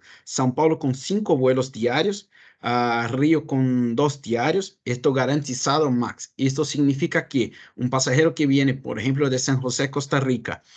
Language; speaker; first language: Spanish; non-native, fluent; Portuguese